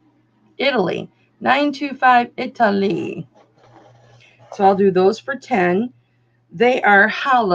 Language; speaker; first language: English; native; English